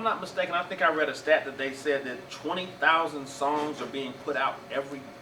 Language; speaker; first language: English; native; English